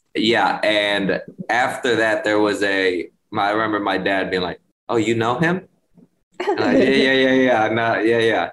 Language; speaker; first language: English; early bilingual, other home language; Spanish